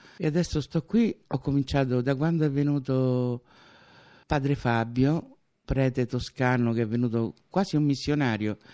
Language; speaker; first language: Italian; native; Italian